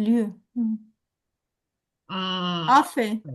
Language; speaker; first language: French; non-native, learner; Ukrainian